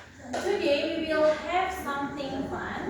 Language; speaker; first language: English; non-native, learner; Indonesian